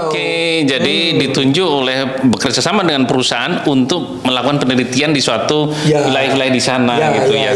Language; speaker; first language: Indonesian; native; Indonesian